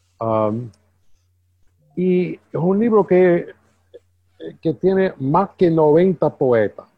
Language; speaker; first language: Spanish; early bilingual, heritage; English